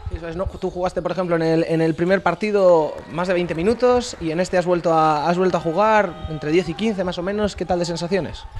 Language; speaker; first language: Spanish; native; Spanish